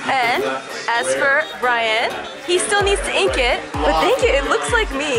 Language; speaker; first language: English; native; English